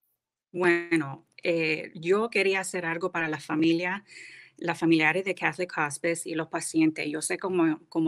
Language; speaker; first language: Spanish; early bilingual, heritage; English